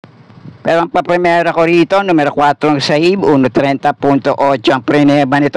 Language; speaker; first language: Filipino; native; Filipino